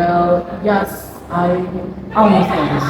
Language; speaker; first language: English; non-native, learner; Indonesian